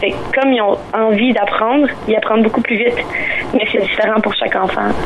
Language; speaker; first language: French; native; French